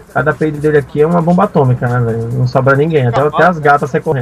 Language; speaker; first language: Portuguese; native; Portuguese